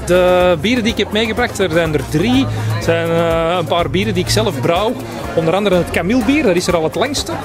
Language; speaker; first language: Dutch; native; Dutch